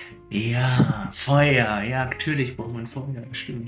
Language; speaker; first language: German; native; German